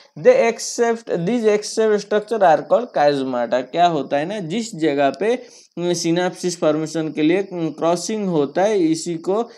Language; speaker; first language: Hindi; non-native, local second language; Bangla